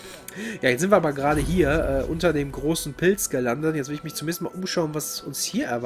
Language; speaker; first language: German; native; German